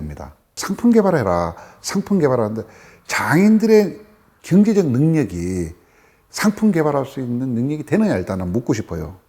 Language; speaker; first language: Korean; native; Korean